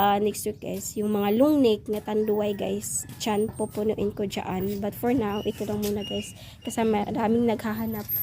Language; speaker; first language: Filipino; non-native, local second language; Cebuano